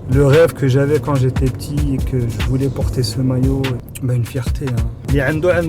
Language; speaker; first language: French; early bilingual, other home language; Arabic